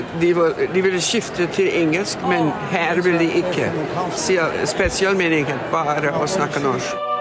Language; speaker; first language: Norwegian; non-native, learner; English